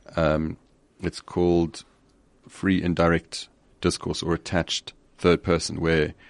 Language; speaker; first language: English; native; English